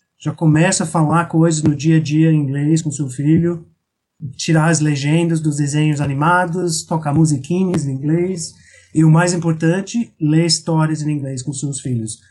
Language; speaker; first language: Portuguese; non-native, fluent; English